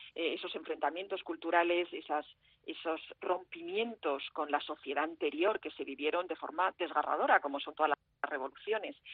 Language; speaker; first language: Spanish; early bilingual, heritage; French